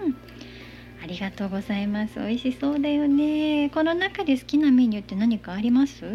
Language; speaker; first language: Japanese; native; Japanese